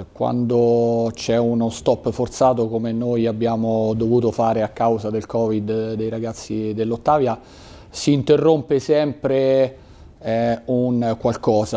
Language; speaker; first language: Italian; native; Italian